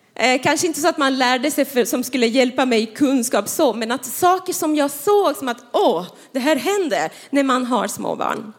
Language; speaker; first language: Swedish; non-native, fluent; Spanish